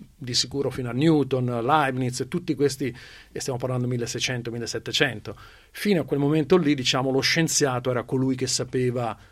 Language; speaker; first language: Italian; native; Italian